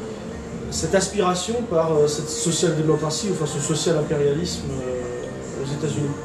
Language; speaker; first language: French; native; French